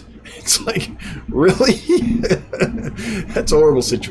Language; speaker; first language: English; native; English